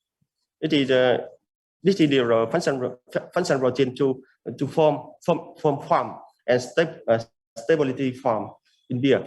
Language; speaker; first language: English; non-native, learner; Vietnamese